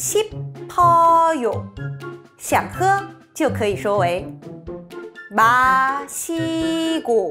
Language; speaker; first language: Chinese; non-native, fluent; Korean